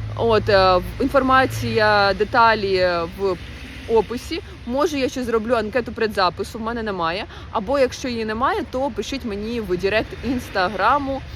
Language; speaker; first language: Ukrainian; non-native, local second language; Russian